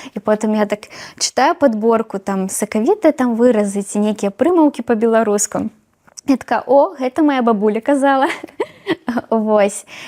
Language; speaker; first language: Belarusian; non-native, local second language; Russian